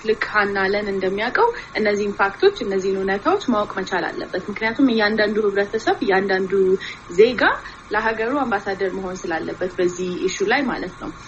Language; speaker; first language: Amharic; native; Amharic